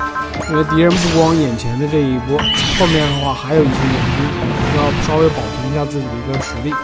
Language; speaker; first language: Chinese; native; Chinese